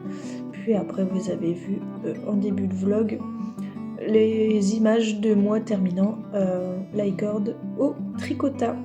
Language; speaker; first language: French; native; French